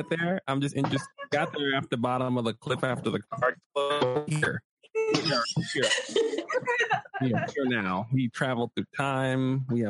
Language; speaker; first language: English; native; English